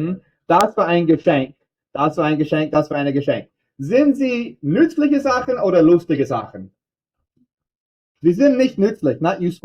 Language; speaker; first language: German; non-native, fluent; English